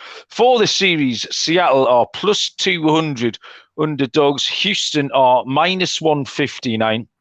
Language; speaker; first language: English; native; English